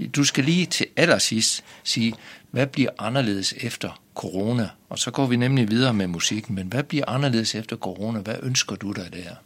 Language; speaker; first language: Danish; native; Danish